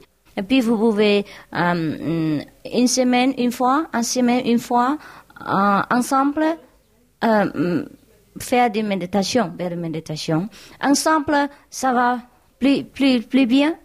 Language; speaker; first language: French; non-native, learner; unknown